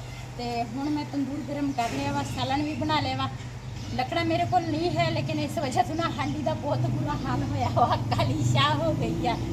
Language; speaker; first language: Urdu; non-native, local second language; Punjabi